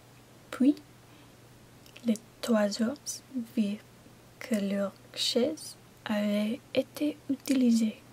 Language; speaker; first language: French; non-native, learner; English